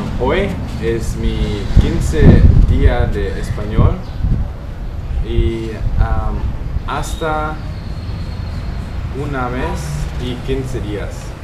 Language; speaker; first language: Spanish; non-native, fluent; German